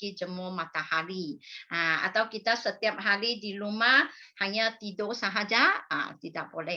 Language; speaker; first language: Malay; non-native, local second language; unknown